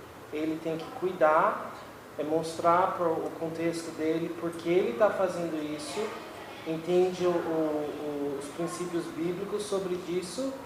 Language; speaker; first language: Portuguese; non-native, fluent; English